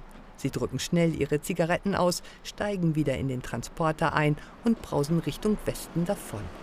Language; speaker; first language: German; native; German